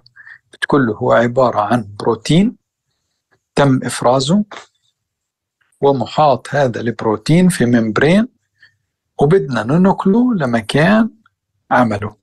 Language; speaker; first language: Arabic; native; Arabic